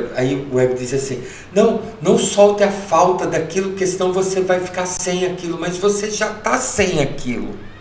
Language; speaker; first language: Portuguese; early bilingual, heritage; Portuguese